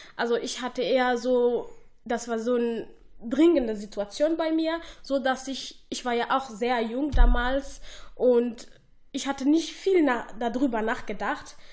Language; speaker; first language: German; non-native, fluent; Somali